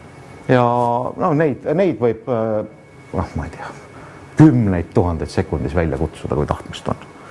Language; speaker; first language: Estonian; native; Estonian